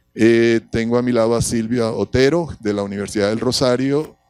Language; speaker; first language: Spanish; native; Spanish